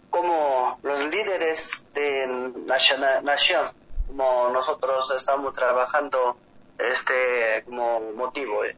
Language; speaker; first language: Spanish; non-native, learner; Korean